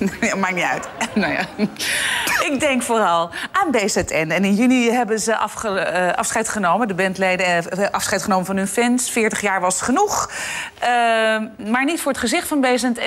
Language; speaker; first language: Dutch; native; Dutch